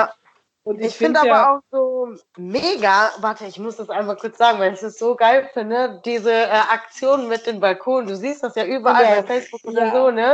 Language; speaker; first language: German; native; German